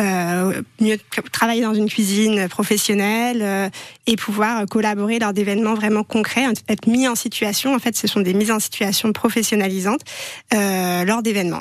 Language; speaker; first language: French; native; French